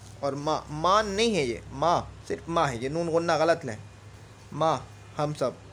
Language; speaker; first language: Urdu; native; Urdu